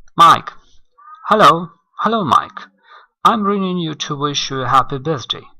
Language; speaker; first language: English; non-native, fluent; Russian